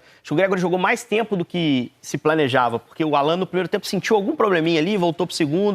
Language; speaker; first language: Portuguese; native; Portuguese